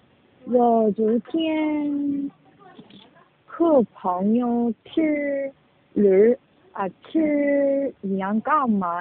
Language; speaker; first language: Chinese; non-native, learner; Korean